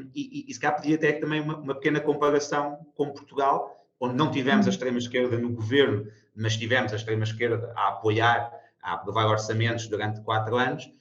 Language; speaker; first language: Portuguese; native; Portuguese